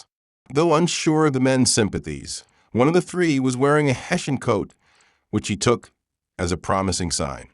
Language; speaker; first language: English; native; English